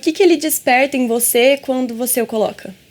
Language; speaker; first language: Portuguese; native; Portuguese